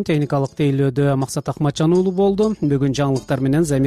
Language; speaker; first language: Kyrgyz; native; Kyrgyz